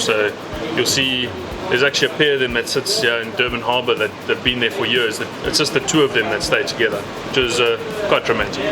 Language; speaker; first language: English; native; English